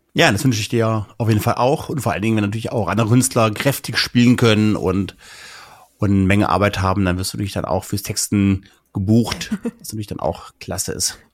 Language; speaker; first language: German; native; German